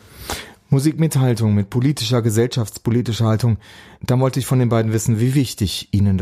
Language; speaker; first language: German; native; German